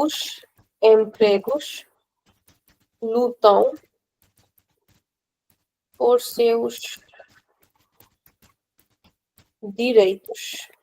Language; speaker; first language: Portuguese; non-native, fluent; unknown